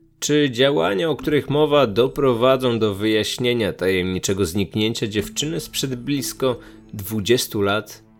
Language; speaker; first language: Polish; native; Polish